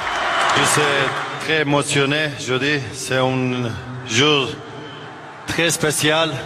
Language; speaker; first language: French; non-native, learner; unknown